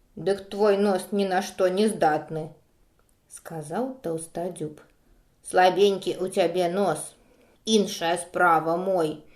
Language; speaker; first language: Belarusian; non-native, local second language; Russian